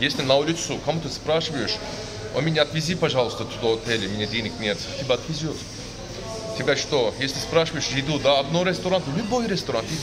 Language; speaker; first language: Russian; non-native, learner; Turkish